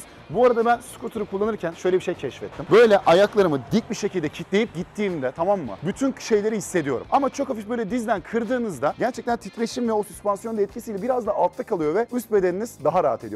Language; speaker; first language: Turkish; native; Turkish